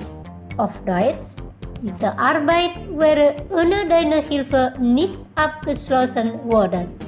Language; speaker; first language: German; non-native, fluent; Indonesian